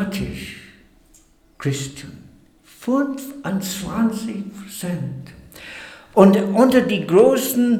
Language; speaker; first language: German; non-native, fluent; English